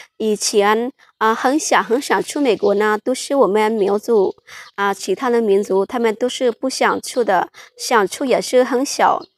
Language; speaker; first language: Chinese; non-native, fluent; Hmong